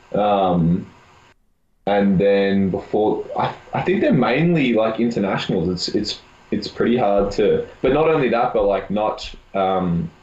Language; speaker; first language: English; native; English